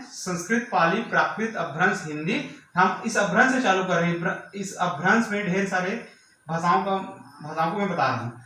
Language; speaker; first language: Hindi; native; Hindi